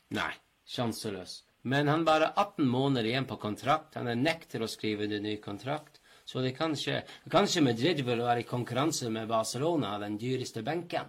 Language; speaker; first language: Norwegian; non-native, fluent; English